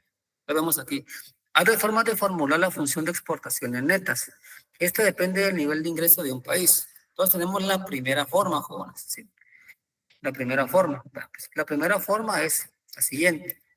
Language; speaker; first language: Spanish; native; Spanish